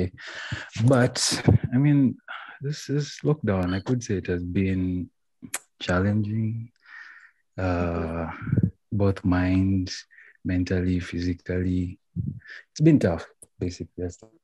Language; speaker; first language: English; non-native, local second language; Ganda